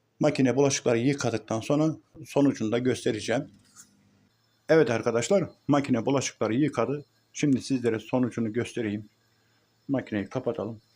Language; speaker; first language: Turkish; native; Turkish